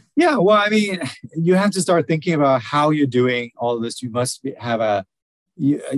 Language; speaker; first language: English; early bilingual, other home language; Vietnamese